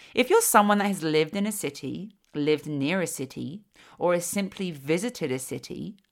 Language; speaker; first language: English; native; English